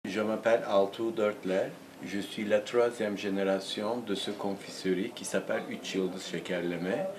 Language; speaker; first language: French; non-native, local second language; Turkish